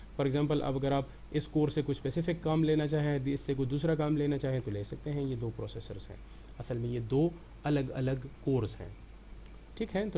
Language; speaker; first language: Urdu; non-native, local second language; Pashto